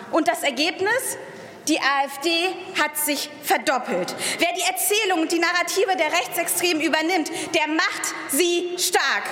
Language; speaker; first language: German; early bilingual, other home language; Persian